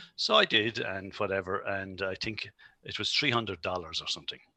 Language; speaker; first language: English; native; English